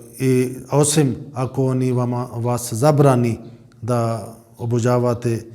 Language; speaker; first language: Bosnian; non-native, fluent; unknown